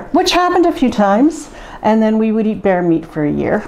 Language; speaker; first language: English; native; English